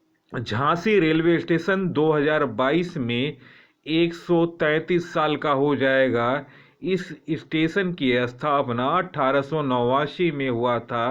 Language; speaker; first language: Hindi; native; Hindi